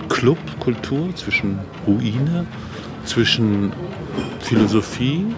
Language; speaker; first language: German; native; German